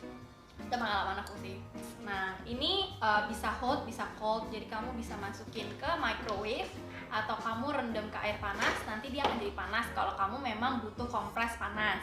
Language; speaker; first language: Indonesian; native; Indonesian